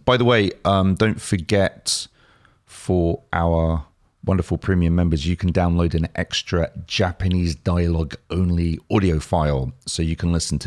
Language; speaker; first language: English; native; English